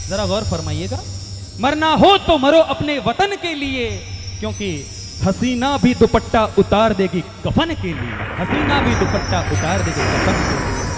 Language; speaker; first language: Hindi; native; Hindi